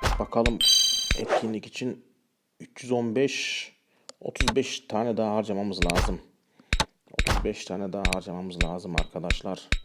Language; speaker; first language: Turkish; early bilingual, heritage; Turkish